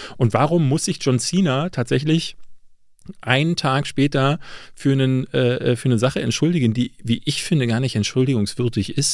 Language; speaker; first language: German; native; German